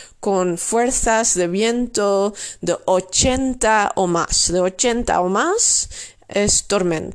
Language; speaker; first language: Spanish; non-native, fluent; Dutch